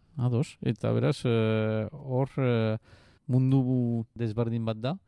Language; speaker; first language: Basque; native; Basque